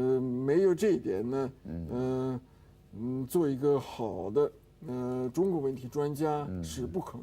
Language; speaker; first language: Chinese; non-native, fluent; Russian